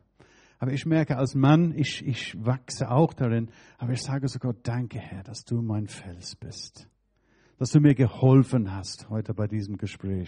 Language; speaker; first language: German; non-native, fluent; English